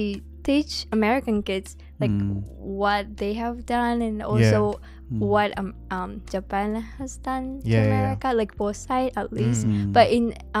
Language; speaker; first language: English; non-native, fluent; Japanese